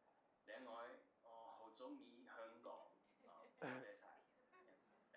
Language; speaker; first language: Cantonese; non-native, learner; Slovak